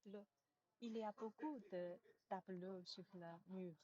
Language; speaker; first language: French; non-native, learner; Chinese